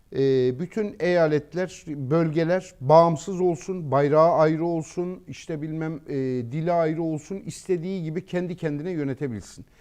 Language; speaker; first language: Turkish; native; Turkish